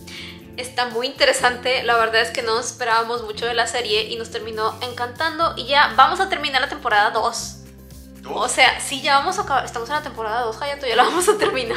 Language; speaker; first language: Spanish; native; Spanish